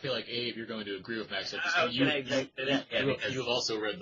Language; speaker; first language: English; native; English